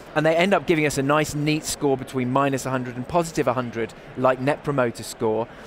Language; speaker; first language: English; native; English